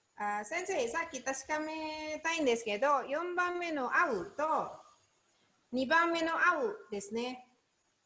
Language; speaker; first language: Japanese; non-native, learner; Indonesian